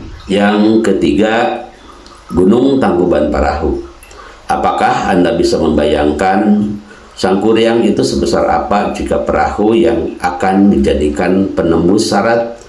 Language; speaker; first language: Indonesian; non-native, local second language; Sundanese